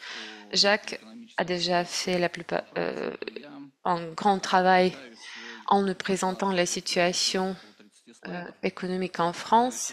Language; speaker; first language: French; non-native, fluent; Russian